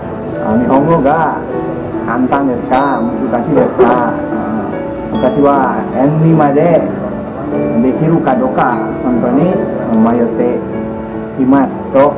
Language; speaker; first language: Japanese; non-native, learner; Indonesian